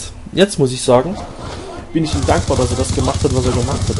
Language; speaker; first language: German; native; German